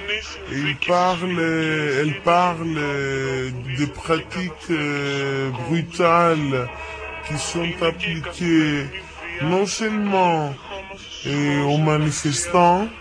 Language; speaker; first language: French; non-native, fluent; Greek